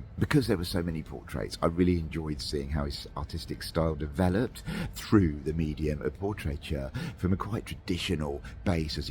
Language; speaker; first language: English; native; English